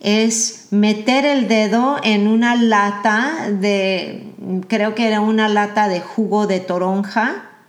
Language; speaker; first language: Spanish; early bilingual, heritage; Spanish